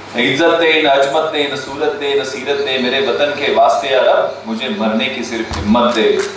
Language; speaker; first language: Hindi; non-native, local second language; Marathi